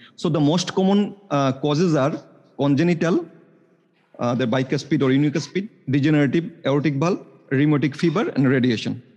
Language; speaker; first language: English; non-native, local second language; Bangla